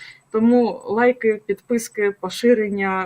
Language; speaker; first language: Ukrainian; native; Ukrainian